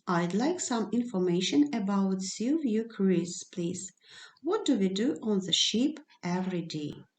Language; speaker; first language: English; non-native, fluent; Ukrainian